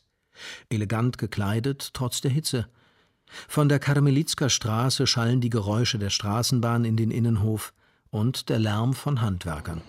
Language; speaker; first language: German; native; German